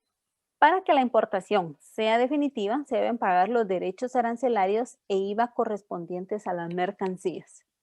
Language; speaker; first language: Spanish; native; Spanish